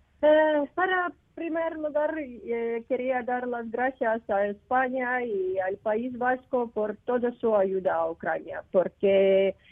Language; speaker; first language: Spanish; non-native, learner; Ukrainian